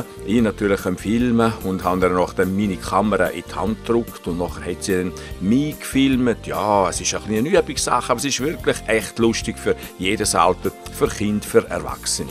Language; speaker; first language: German; native; German